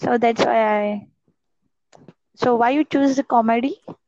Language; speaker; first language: English; non-native, learner; Gujarati